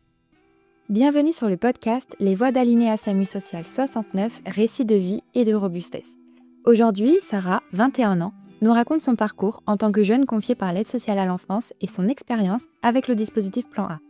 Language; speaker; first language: French; native; French